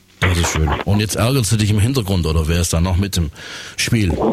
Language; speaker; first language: German; native; German